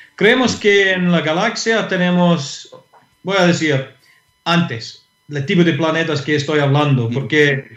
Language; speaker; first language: Spanish; non-native, fluent; English